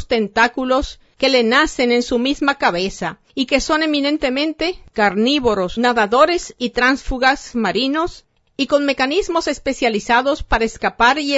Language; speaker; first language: Spanish; native; Spanish